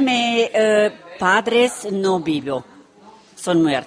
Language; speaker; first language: Spanish; non-native, learner; Romanian